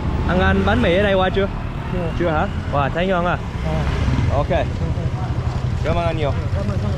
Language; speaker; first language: Vietnamese; early bilingual, heritage; English